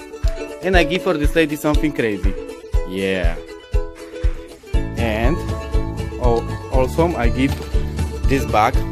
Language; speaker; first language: English; non-native, learner; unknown